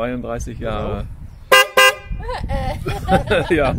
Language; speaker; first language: German; native; German